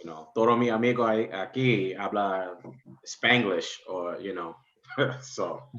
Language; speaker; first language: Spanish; early bilingual, heritage; English